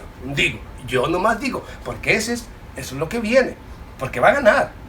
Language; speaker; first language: Spanish; native; Spanish